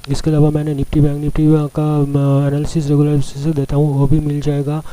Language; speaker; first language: Hindi; non-native, local second language; Bangla